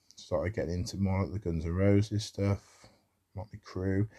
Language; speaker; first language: English; native; English